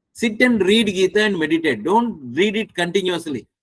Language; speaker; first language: English; non-native, local second language; Telugu